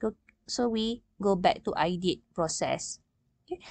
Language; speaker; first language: English; non-native, local second language; Malay